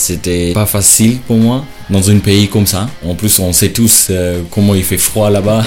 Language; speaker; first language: French; non-native, learner; Shona